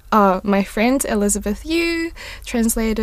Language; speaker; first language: English; non-native, local second language; Korean